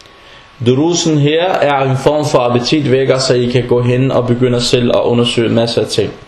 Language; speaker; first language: Danish; early bilingual, other home language; Arabic